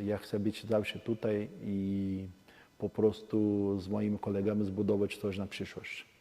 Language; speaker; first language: Polish; non-native, learner; Portuguese